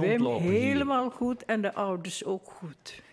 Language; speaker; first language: Dutch; early bilingual, other home language; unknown